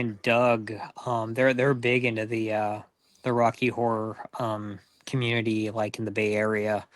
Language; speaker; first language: English; native; English